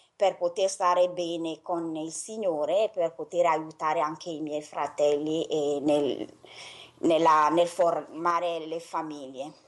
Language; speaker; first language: Italian; non-native, fluent; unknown